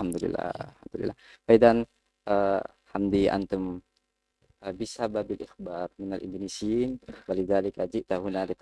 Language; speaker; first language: Arabic; non-native, learner; Indonesian